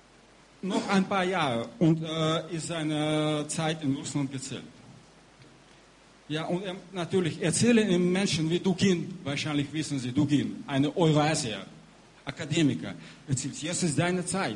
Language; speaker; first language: German; non-native, learner; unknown